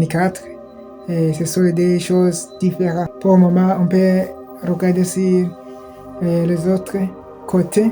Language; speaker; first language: French; non-native, local second language; Kinyarwanda